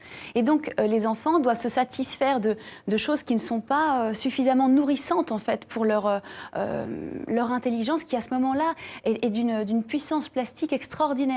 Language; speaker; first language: French; native; French